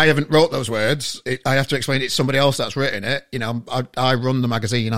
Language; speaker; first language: English; native; English